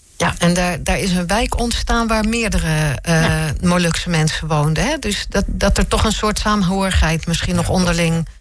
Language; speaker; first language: Dutch; native; Dutch